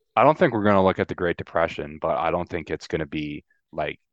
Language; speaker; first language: English; native; English